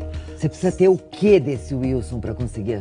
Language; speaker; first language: Portuguese; native; Portuguese